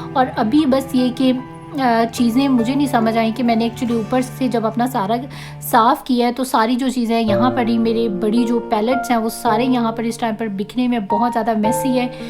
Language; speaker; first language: Urdu; native; Urdu